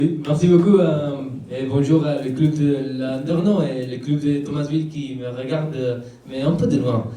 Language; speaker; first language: French; non-native, fluent; English